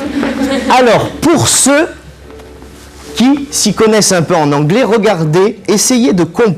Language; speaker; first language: French; native; French